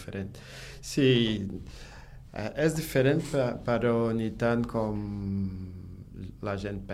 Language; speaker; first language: Catalan; non-native, learner; Portuguese